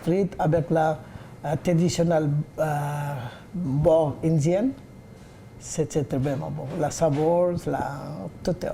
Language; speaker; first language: French; non-native, learner; Bangla